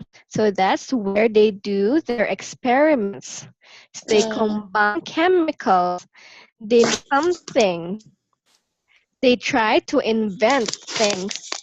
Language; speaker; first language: English; non-native, local second language; Filipino